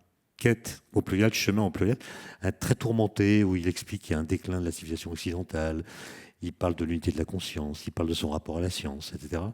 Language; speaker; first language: French; native; French